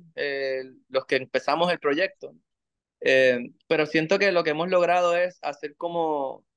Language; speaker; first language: Spanish; native; Spanish